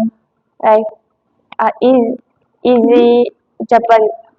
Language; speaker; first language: English; non-native, learner; Japanese